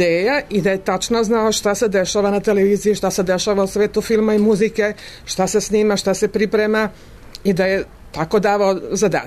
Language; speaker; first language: Serbian; native; Serbian